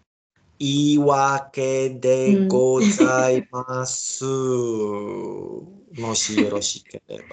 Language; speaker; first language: Japanese; non-native, learner; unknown